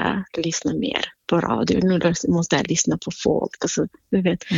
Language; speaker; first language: Swedish; non-native, fluent; Central Kurdish